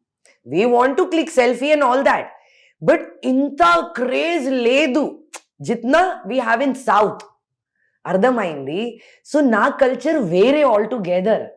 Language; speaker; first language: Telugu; non-native, local second language; Hindi